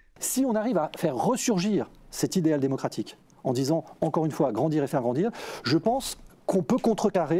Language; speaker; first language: French; native; French